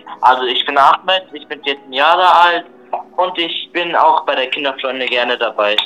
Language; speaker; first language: German; early bilingual, other home language; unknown